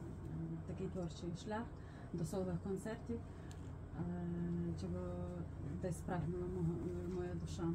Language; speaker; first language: Polish; non-native, learner; Ukrainian